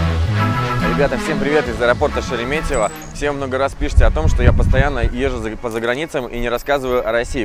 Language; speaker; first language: Russian; native; Russian